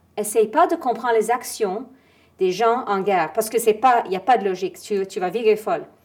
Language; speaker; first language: French; non-native, fluent; English